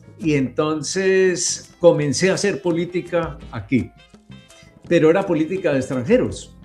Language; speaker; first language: Spanish; native; Spanish